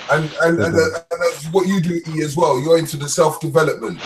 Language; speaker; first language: English; native; English